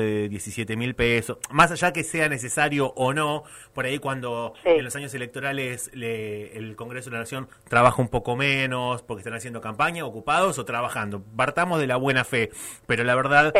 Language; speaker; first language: Spanish; native; Spanish